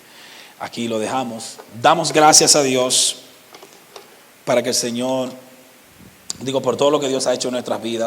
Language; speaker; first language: Spanish; native; Spanish